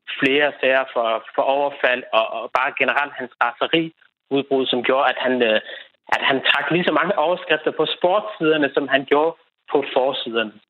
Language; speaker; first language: Danish; native; Danish